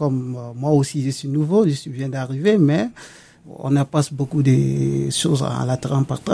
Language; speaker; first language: French; non-native, local second language; Bambara